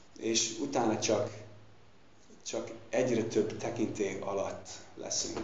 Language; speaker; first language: Hungarian; non-native, fluent; English